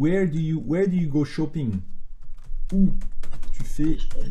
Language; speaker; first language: French; native; French